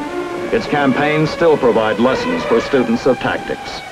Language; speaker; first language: English; native; English